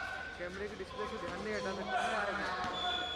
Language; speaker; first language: Hindi; native; Hindi